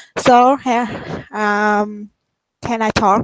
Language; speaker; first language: English; non-native, learner; Vietnamese